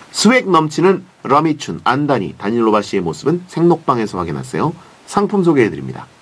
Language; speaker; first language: Korean; native; Korean